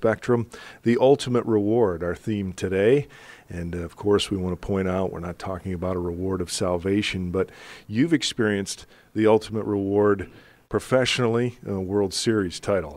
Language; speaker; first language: English; native; English